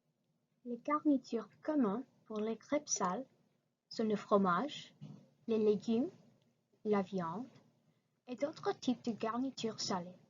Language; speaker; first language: French; non-native, learner; English